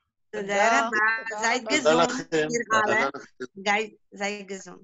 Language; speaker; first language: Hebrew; non-native, learner; Russian